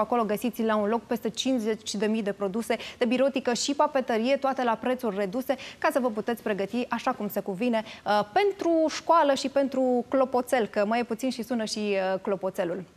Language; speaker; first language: Romanian; native; Romanian